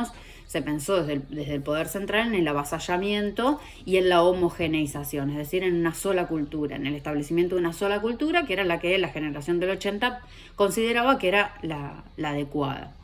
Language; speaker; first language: Spanish; native; Spanish